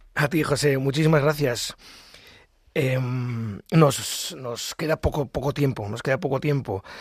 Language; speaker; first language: Spanish; native; Spanish